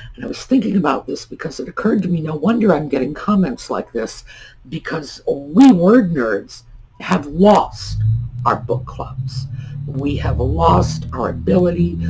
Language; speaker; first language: English; native; English